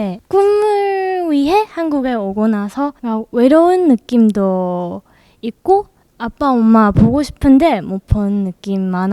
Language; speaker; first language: Korean; non-native, learner; English